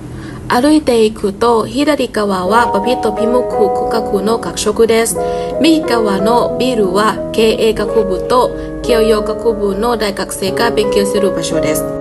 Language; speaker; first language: Japanese; non-native, learner; Thai